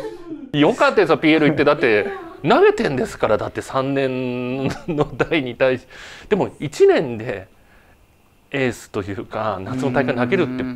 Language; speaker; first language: Japanese; native; Japanese